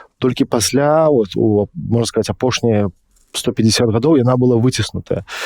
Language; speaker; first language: Belarusian; non-native, local second language; Russian